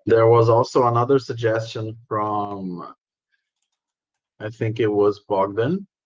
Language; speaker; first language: English; non-native, fluent; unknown